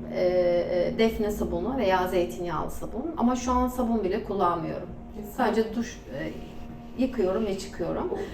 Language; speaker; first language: Turkish; native; Turkish